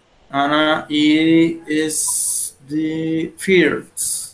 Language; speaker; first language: English; non-native, learner; Spanish